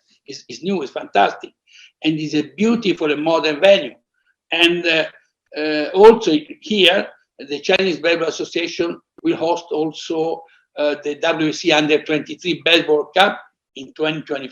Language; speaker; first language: English; non-native, fluent; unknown